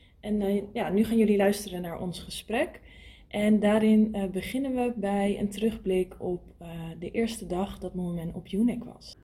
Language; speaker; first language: Dutch; native; Dutch